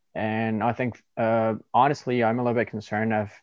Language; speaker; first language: English; non-native, fluent; Spanish